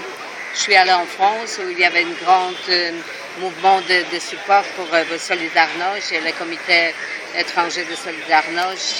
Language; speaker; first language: French; non-native, fluent; Polish